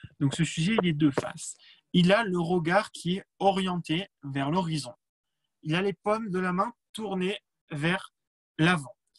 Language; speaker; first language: French; native; French